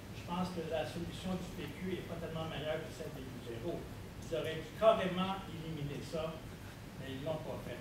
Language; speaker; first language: French; native; French